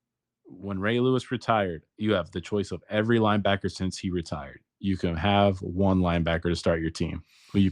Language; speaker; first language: English; native; English